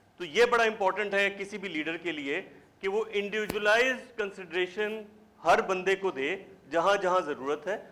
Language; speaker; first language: Urdu; native; Urdu